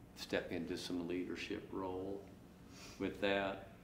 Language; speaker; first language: English; native; English